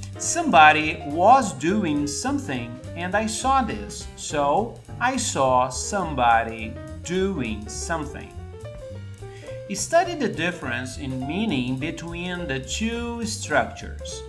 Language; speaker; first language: English; non-native, fluent; Portuguese